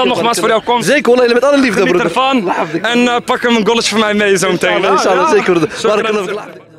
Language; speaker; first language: Dutch; native; Dutch